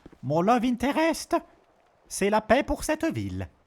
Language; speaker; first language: French; native; French